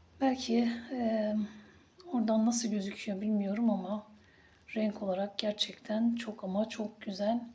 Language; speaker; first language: Turkish; native; Turkish